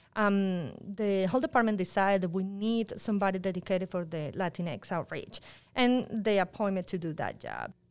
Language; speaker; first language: English; non-native, fluent; Spanish